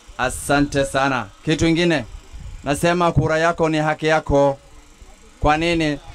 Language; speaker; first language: Swahili; non-native, local second language; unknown